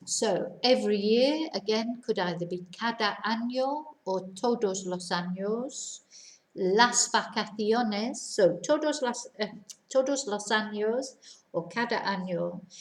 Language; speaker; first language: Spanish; non-native, fluent; English